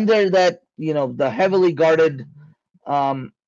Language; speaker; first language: English; native; English